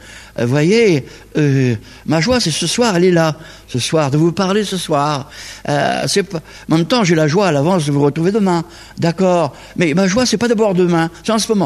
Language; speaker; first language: French; native; French